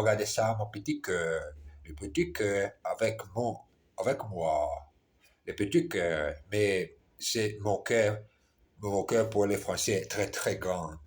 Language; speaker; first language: French; non-native, learner; Portuguese